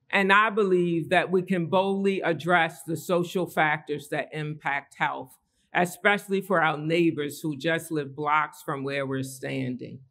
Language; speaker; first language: English; native; English